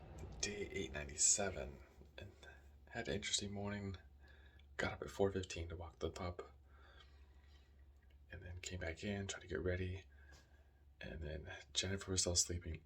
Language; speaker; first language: English; native; English